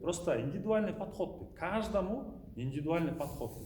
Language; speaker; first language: Russian; non-native, local second language; Kyrgyz